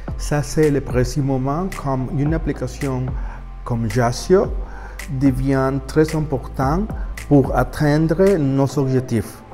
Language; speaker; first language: French; non-native, learner; Spanish